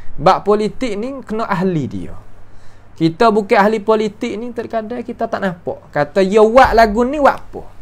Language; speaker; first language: Malay; native; Malay